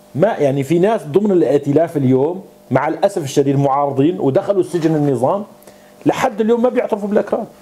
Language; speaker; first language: Arabic; non-native, local second language; Kurdish